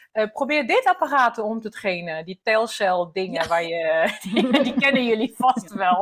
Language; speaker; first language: Dutch; non-native, fluent; French